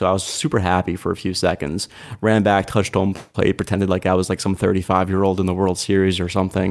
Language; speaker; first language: English; native; English